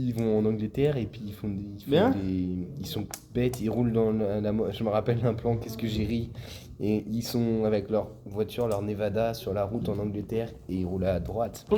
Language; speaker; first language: French; native; French